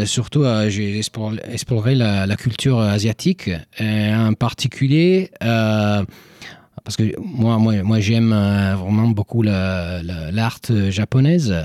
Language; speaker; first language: French; non-native, fluent; Italian